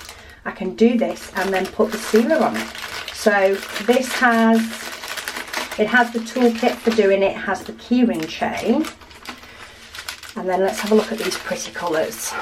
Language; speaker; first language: English; native; English